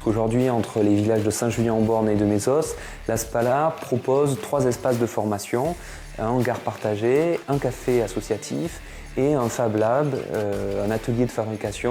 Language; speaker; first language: French; native; French